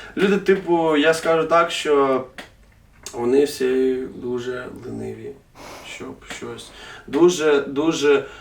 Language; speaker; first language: Ukrainian; non-native, local second language; Russian